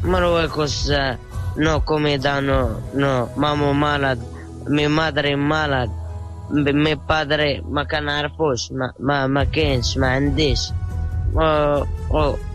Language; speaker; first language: Spanish; non-native, learner; Arabic